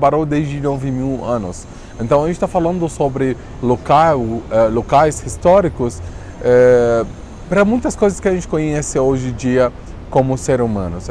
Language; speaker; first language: Portuguese; non-native, fluent; Arabic